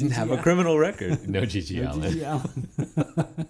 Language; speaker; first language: English; native; English